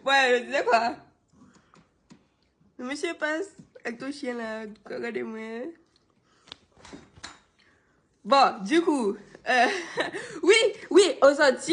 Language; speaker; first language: French; native; French